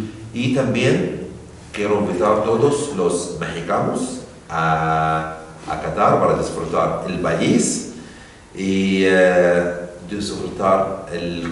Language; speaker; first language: Spanish; non-native, learner; Arabic